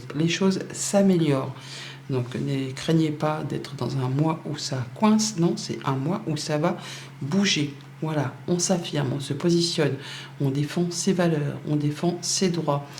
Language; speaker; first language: French; native; French